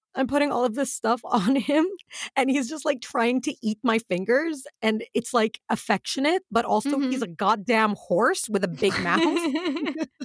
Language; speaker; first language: English; early bilingual, other home language; Arabic